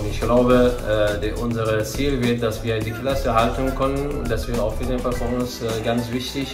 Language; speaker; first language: German; non-native, fluent; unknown